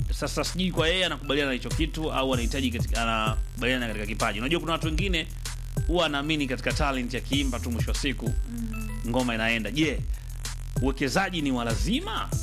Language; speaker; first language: Swahili; native; Swahili